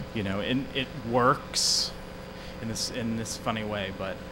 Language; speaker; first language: English; native; English